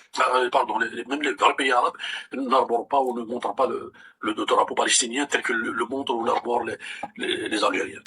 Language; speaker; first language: French; non-native, local second language; Kabyle